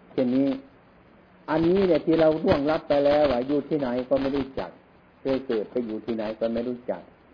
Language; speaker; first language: Thai; non-native, local second language; Northeastern Thai